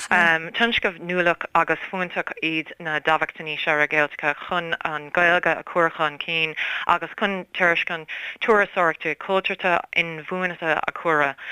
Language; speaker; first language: Irish; non-native, learner; English